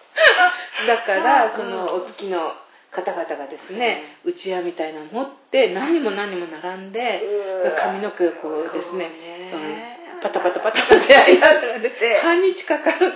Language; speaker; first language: Japanese; native; Japanese